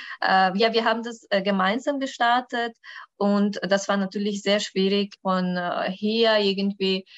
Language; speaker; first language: German; non-native, learner; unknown